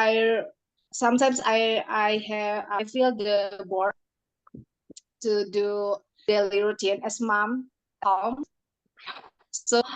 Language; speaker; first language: English; non-native, learner; Indonesian